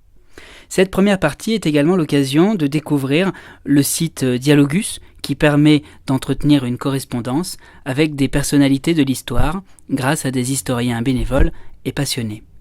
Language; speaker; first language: French; native; French